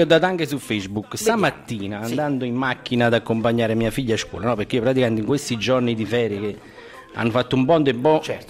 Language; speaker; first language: Italian; native; Italian